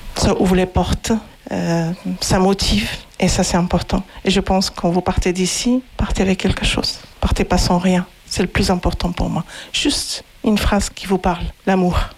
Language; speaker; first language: French; non-native, fluent; Arabic